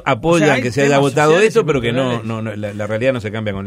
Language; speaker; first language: Spanish; native; Spanish